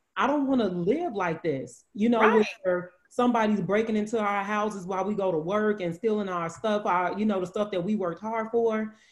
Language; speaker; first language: English; native; English